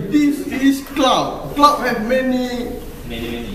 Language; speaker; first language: English; non-native, local second language; Malay